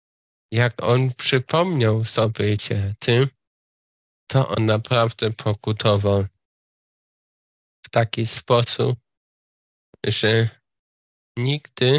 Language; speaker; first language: Polish; non-native, fluent; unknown